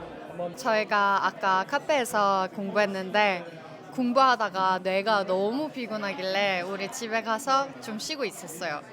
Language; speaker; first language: Korean; non-native, fluent; Norwegian